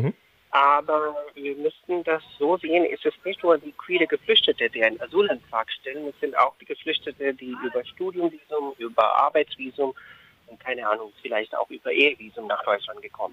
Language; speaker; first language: German; non-native, fluent; Urdu